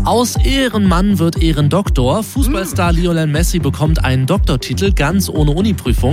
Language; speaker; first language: German; native; German